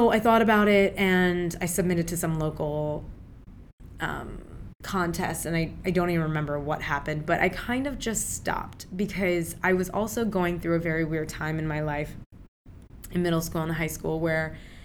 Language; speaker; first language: English; early bilingual, other home language; Urdu